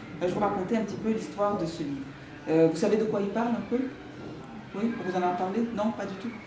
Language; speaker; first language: French; early bilingual, other home language; Ladino